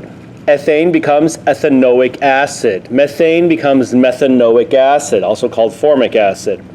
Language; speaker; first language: English; native; English